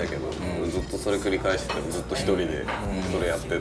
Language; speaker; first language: Japanese; native; Japanese